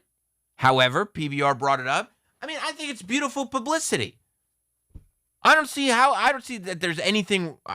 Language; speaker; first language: English; native; English